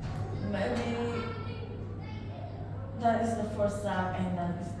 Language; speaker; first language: English; non-native, learner; Vietnamese